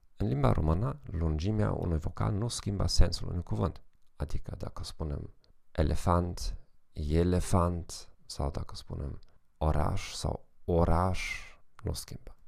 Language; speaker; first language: Romanian; non-native, fluent; German